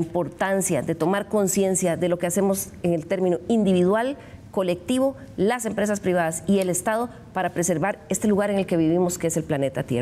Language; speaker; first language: Spanish; native; Spanish